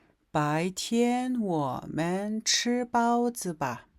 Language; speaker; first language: Chinese; non-native, fluent; Mongolian